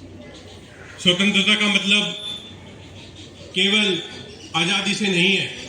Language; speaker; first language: Hindi; native; Hindi